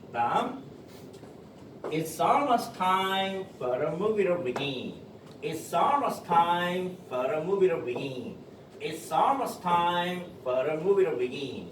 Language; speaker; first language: English; non-native, fluent; Korean